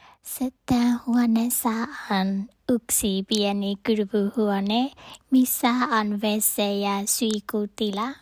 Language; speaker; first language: Finnish; non-native, learner; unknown